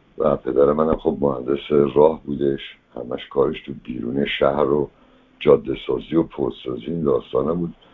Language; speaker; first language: Persian; non-native, local second language; Italian